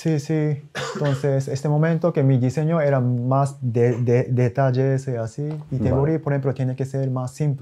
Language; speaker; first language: Spanish; non-native, learner; Japanese